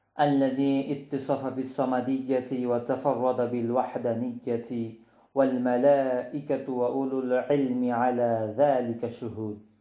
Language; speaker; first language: Arabic; non-native, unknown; Bangla